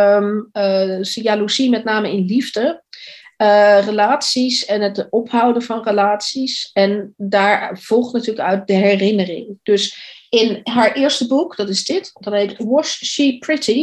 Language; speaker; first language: Dutch; native; Dutch